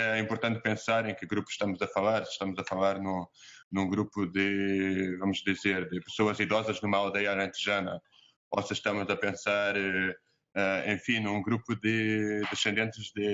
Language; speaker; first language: Portuguese; native; Portuguese